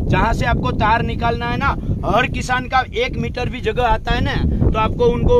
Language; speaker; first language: Hindi; non-native, local second language; Gujarati